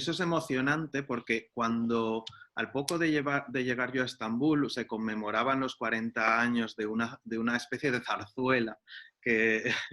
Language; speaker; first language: Spanish; native; Spanish